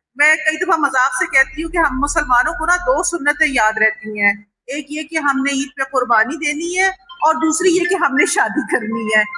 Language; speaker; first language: Urdu; native; Urdu